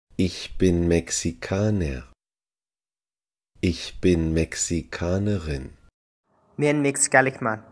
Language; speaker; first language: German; non-native, fluent; Uzbek